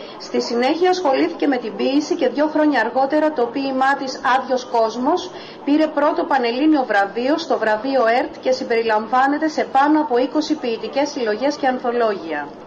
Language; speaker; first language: Greek; native; Greek